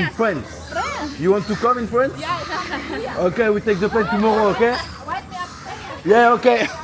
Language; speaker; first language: English; non-native, learner; French